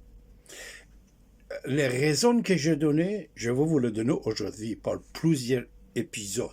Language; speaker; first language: French; non-native, fluent; Persian